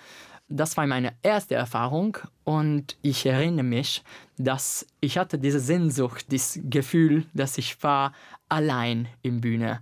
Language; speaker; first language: German; non-native, fluent; Italian